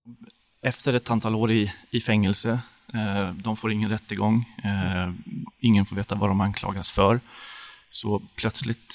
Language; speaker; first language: Swedish; native; Swedish